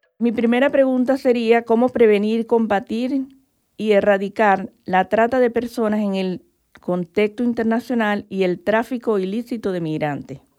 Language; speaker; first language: Spanish; native; Spanish